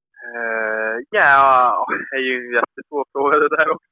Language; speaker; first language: Swedish; native; Swedish